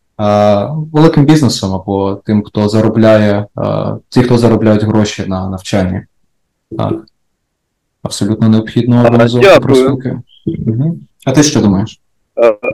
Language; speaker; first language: Ukrainian; native; Ukrainian